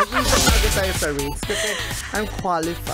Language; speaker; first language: Filipino; native; Filipino